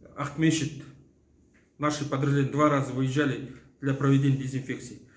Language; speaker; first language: Russian; non-native, local second language; Kazakh